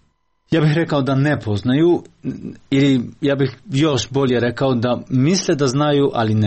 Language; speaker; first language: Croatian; non-native, local second language; Albanian